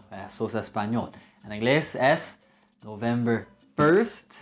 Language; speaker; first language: Spanish; non-native, fluent; English